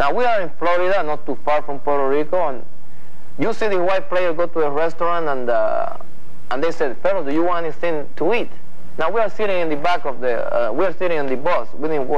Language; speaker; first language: English; non-native, fluent; Spanish